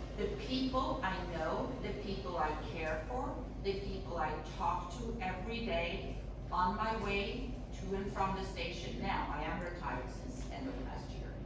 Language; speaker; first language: English; non-native, fluent; Swedish